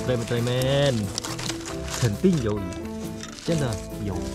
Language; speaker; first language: Chinese; non-native, learner; Khmer